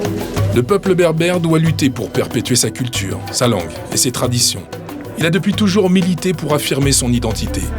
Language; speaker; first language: French; native; French